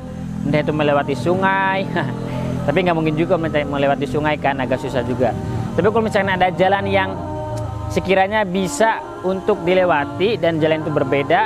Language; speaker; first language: Indonesian; native; Indonesian